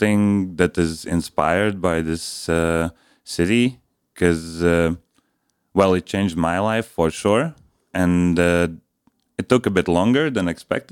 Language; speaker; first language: English; non-native, fluent; Latvian